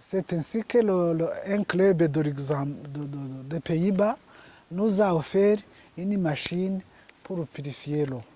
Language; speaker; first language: French; non-native, local second language; Kinyarwanda